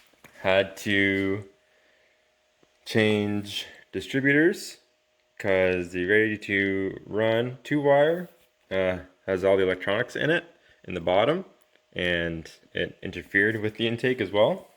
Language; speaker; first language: English; native; English